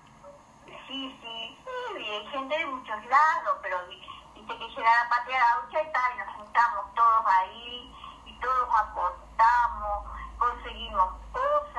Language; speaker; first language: Spanish; native; Spanish